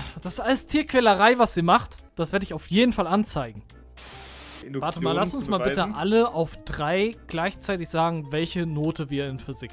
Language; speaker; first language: German; native; German